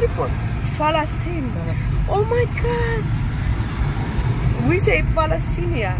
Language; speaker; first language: English; non-native, fluent; Dutch